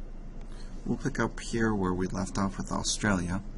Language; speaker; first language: English; native; English